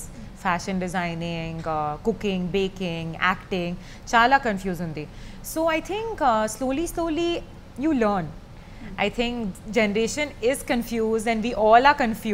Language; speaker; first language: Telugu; non-native, learner; Punjabi